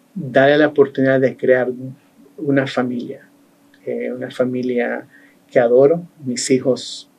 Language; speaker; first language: Spanish; early bilingual, heritage; Spanish